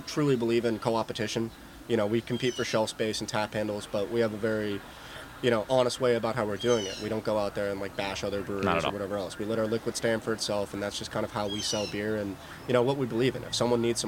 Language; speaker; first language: English; native; English